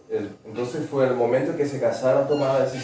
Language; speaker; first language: Spanish; non-native, fluent; Portuguese